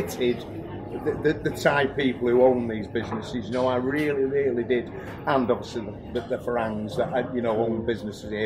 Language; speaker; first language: English; native; English